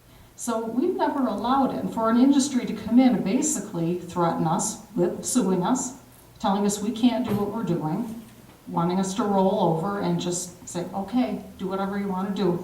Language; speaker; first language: English; native; English